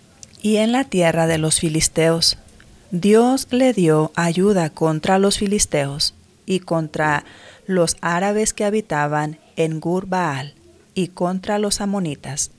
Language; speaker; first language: Spanish; native; Spanish